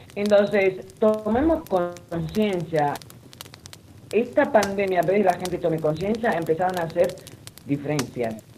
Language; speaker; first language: Spanish; non-native, fluent; Armenian